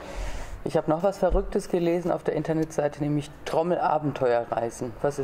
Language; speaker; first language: German; native; German